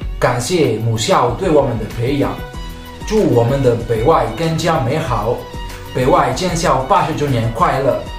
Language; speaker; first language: Chinese; non-native, fluent; Italian